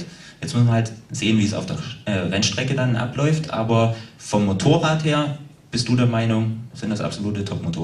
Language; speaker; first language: German; native; German